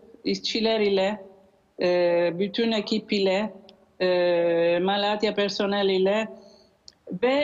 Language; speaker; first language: Turkish; non-native, learner; Italian